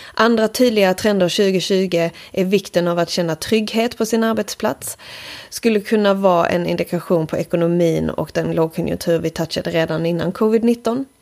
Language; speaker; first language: Swedish; native; Swedish